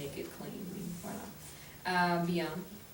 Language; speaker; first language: French; non-native, fluent; English